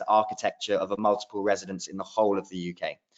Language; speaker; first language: English; native; English